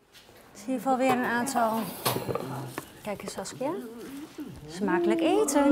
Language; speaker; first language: Dutch; native; Dutch